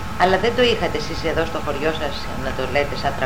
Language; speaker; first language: Greek; native; Greek